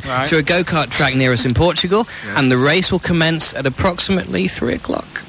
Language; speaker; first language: English; native; English